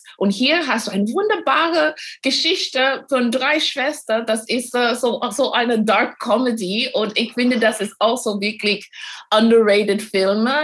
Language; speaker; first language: German; non-native, fluent; English